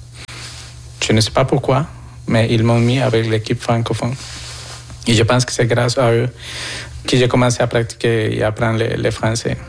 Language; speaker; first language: French; non-native, fluent; Spanish